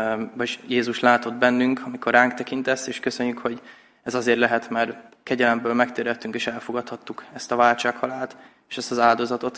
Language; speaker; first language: Hungarian; native; Hungarian